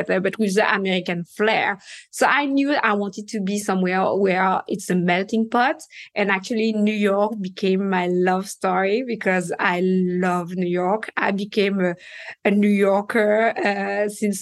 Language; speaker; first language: English; non-native, fluent; French